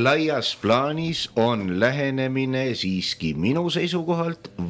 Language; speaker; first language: Estonian; native; Estonian